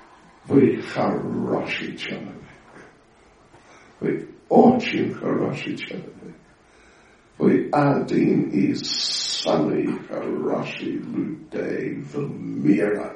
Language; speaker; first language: Russian; non-native, learner; English